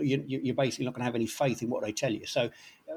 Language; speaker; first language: English; native; English